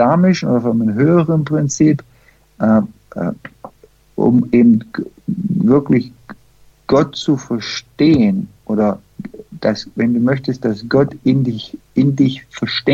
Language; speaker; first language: German; early bilingual, heritage; German